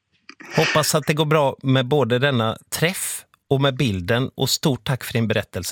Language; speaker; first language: Swedish; native; Swedish